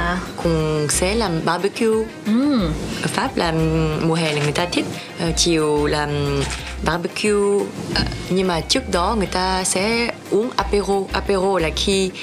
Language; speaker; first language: Vietnamese; early bilingual, heritage; French